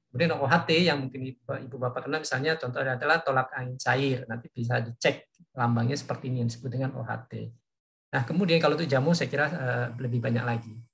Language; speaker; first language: Indonesian; native; Indonesian